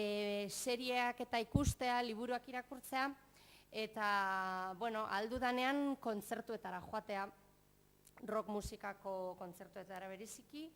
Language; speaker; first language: Basque; non-native, local second language; Spanish